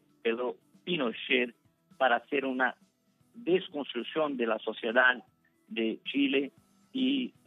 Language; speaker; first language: Spanish; non-native, fluent; Portuguese